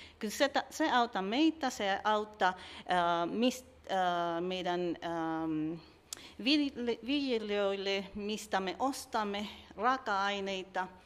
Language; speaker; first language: Finnish; non-native, learner; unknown